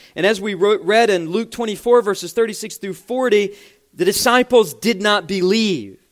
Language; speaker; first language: English; native; English